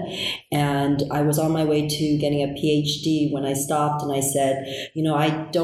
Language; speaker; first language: English; early bilingual, other home language; Korean